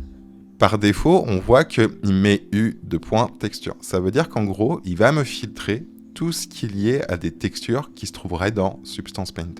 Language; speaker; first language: French; native; French